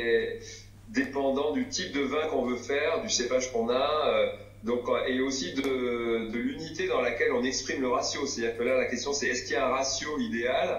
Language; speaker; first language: French; native; French